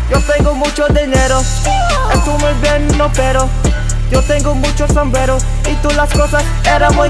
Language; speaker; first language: Spanish; non-native, learner; English